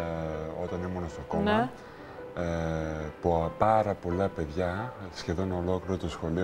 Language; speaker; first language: Greek; early bilingual, heritage; Greek